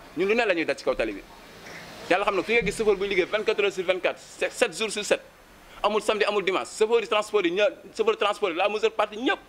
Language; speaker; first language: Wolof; native; Wolof